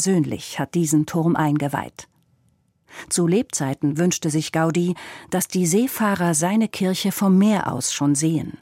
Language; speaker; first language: German; native; German